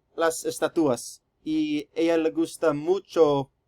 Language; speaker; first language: Spanish; non-native, learner; English